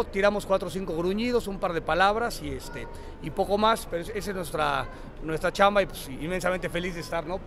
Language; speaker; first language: Spanish; native; Spanish